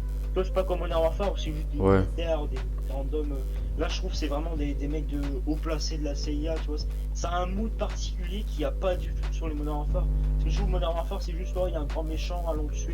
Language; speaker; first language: French; native; French